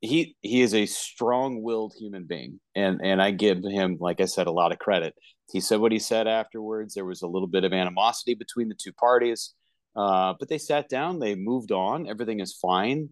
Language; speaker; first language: English; native; English